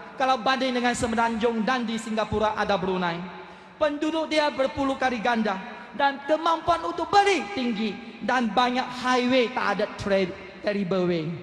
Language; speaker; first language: Malay; non-native, local second language; Chinese